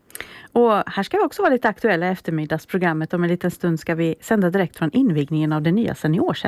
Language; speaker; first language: Swedish; native; Swedish